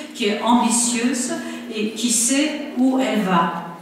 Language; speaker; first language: French; non-native, fluent; Armenian